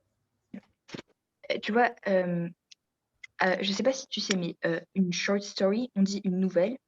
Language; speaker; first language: French; native; French